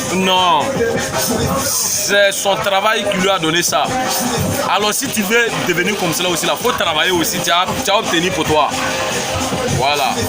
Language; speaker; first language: French; non-native, local second language; Bambara